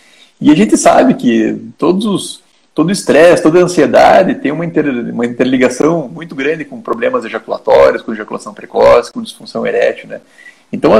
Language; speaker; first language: Portuguese; native; Portuguese